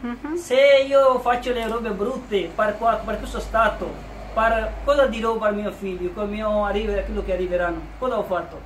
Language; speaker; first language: Italian; non-native, learner; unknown